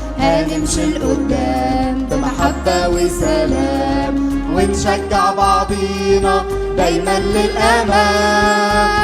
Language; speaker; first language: Arabic; native; Arabic